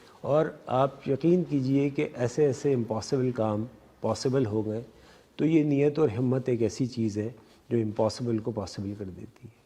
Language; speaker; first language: Urdu; native; Urdu